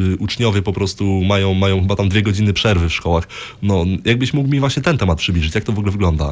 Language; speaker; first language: Polish; native; Polish